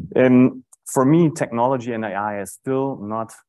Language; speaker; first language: English; non-native, fluent; German